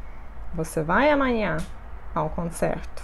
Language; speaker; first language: Portuguese; non-native, fluent; Russian